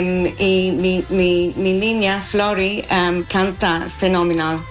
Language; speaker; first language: Spanish; non-native, local second language; English